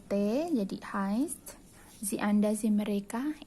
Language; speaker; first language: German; non-native, fluent; Indonesian